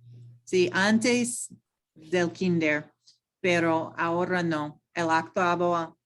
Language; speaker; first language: Spanish; non-native, fluent; English